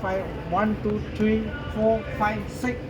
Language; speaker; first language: English; non-native, learner; Vietnamese